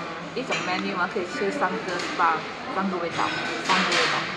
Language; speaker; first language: Chinese; native; Chinese